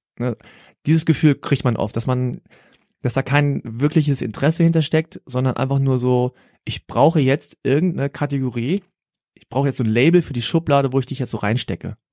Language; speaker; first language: German; early bilingual, other home language; Korean